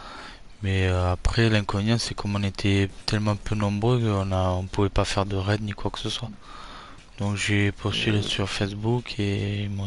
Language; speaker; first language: French; native; French